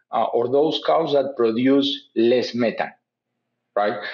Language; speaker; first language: English; non-native, fluent; Spanish